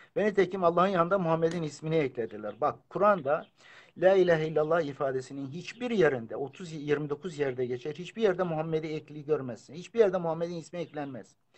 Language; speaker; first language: Turkish; non-native, local second language; Kurdish